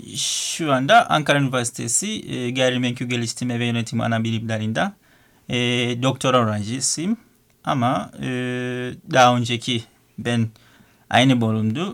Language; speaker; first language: Turkish; non-native, learner; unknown